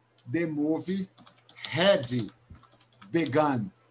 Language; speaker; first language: English; non-native, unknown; Portuguese